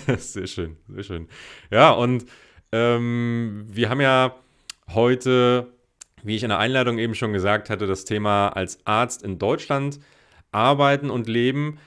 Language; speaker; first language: German; native; German